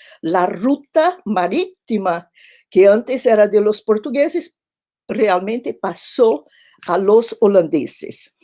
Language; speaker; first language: Spanish; non-native, fluent; Portuguese